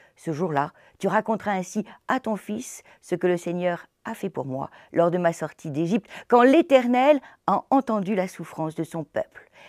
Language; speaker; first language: French; native; French